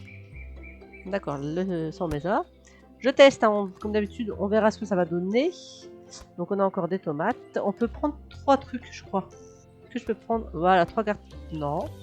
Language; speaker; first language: French; native; French